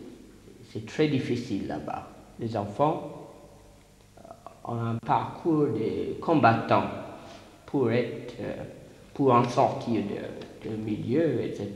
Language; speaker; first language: French; non-native, fluent; English